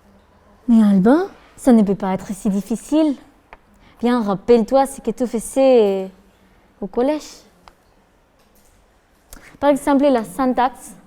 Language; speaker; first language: French; non-native, learner; Spanish